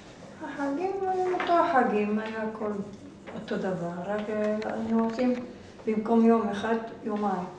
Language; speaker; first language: Hebrew; non-native, fluent; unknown